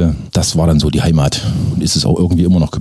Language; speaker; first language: German; native; German